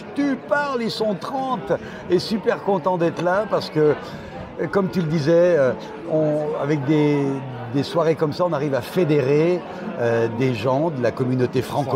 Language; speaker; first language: French; native; French